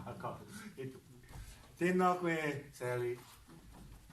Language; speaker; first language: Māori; non-native, learner; English